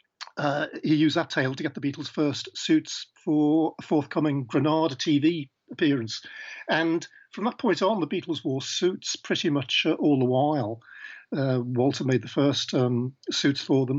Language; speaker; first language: English; native; English